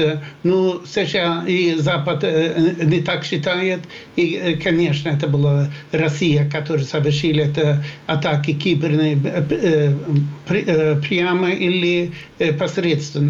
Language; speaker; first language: Russian; non-native, fluent; Swedish